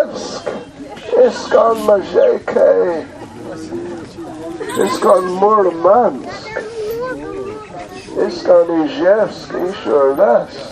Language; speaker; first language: Russian; non-native, learner; English